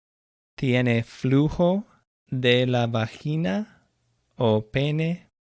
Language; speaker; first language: Spanish; non-native, fluent; English